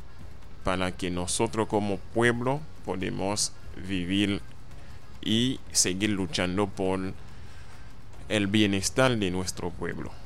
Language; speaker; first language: Spanish; non-native, fluent; Haitian Creole